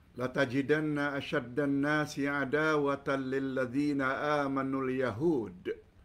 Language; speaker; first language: Malay; native; Malay